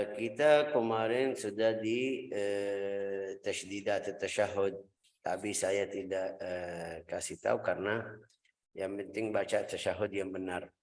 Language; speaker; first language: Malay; non-native, fluent; Arabic